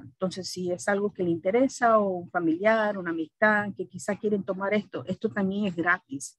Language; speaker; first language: Spanish; early bilingual, heritage; Spanish